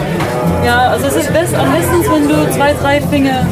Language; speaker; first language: German; non-native, fluent; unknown